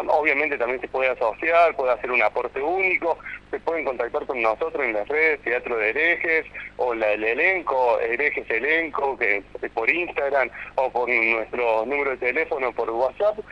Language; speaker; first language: Spanish; native; Spanish